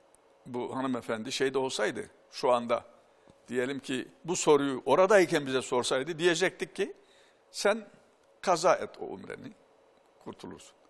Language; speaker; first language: Turkish; native; Turkish